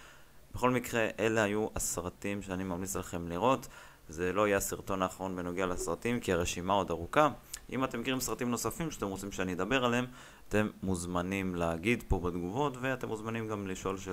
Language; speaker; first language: Hebrew; native; Hebrew